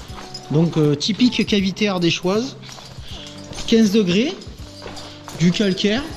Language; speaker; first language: French; native; French